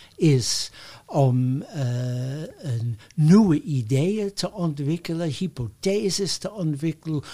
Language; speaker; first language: Dutch; non-native, fluent; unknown